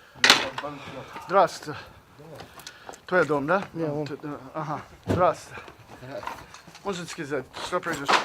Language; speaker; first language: Russian; non-native, learner; English